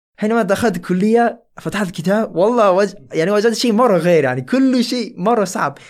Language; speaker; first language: Arabic; non-native, fluent; Chinese